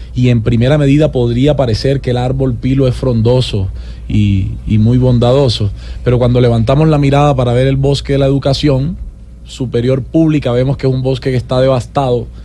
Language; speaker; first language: Spanish; native; Spanish